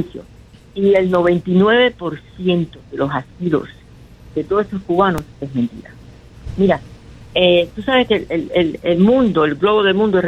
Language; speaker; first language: Spanish; native; Spanish